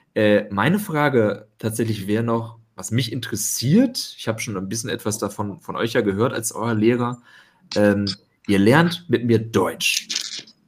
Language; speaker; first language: German; native; German